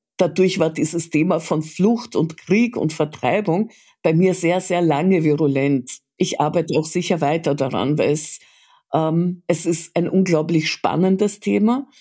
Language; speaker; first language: German; early bilingual, other home language; Russian